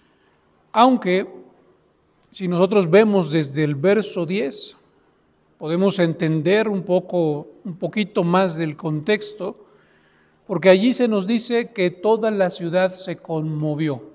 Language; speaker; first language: Spanish; native; Spanish